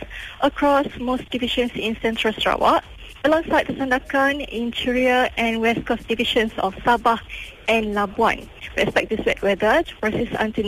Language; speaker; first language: English; non-native, local second language; Malay